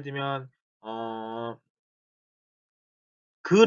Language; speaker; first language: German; non-native, fluent; Korean